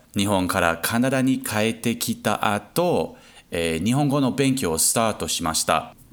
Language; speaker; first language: Japanese; non-native, learner; English